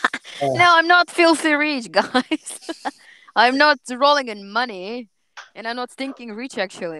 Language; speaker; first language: English; non-native, learner; Russian